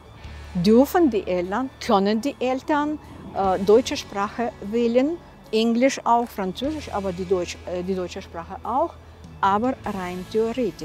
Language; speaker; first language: German; non-native, local second language; Russian